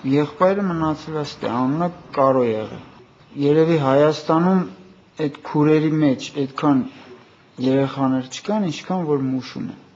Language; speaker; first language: Armenian; native; Armenian